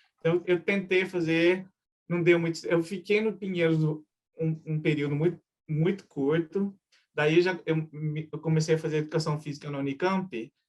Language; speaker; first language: Portuguese; early bilingual, other home language; Japanese